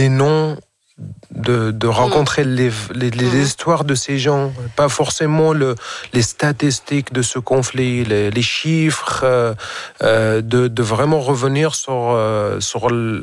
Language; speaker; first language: French; non-native, fluent; Arabic